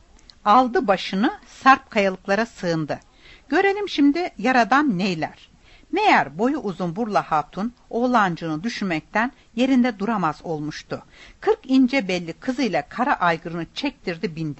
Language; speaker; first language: Turkish; native; Turkish